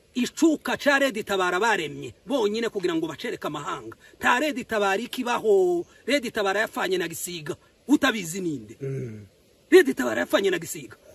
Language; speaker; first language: Kinyarwanda; native; Kinyarwanda